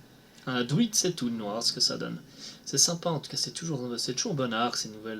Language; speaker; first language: French; native; French